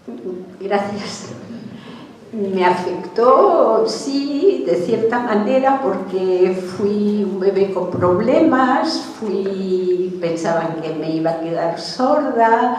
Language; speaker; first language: Spanish; early bilingual, other home language; Hungarian